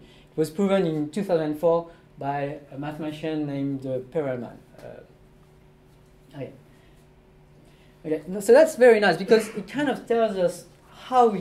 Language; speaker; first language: English; non-native, fluent; French